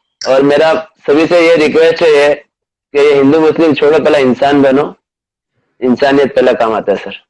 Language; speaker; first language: Hindi; non-native, local second language; Marathi